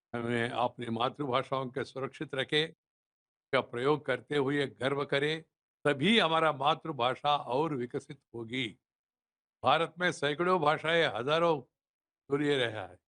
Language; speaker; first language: Hindi; non-native, local second language; Telugu